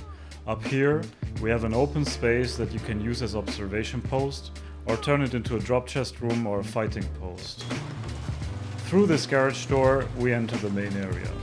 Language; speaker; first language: English; non-native, fluent; German